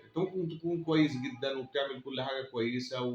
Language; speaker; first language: Arabic; native; Arabic